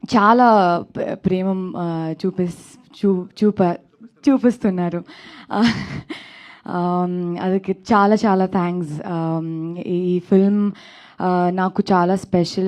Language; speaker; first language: Telugu; non-native, learner; Kannada